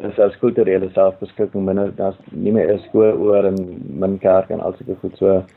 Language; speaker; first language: Afrikaans; non-native, fluent; German